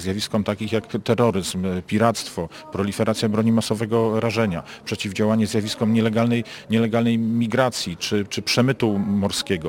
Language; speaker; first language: Polish; native; Polish